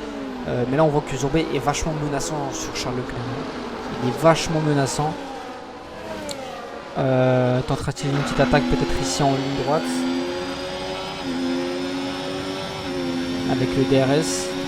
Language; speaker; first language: French; native; French